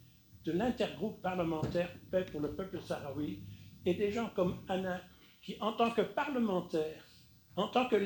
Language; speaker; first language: French; native; French